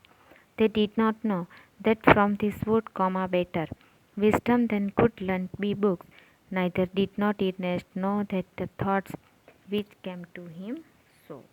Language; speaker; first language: English; non-native, local second language; Gujarati